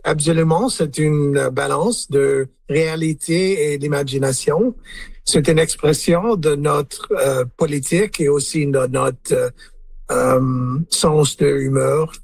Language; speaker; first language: French; non-native, learner; English